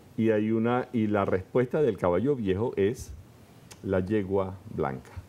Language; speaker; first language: Spanish; native; Spanish